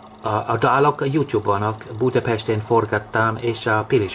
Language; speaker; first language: Hungarian; non-native, learner; English